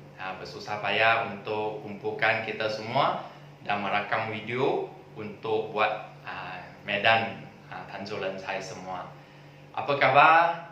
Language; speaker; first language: Malay; non-native, local second language; Chinese